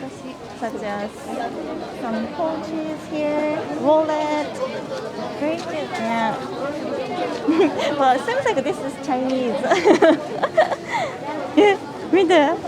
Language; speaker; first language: English; non-native, fluent; Japanese